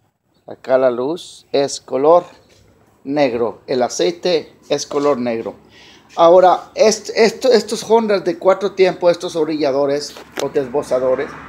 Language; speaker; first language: Spanish; early bilingual, heritage; Spanish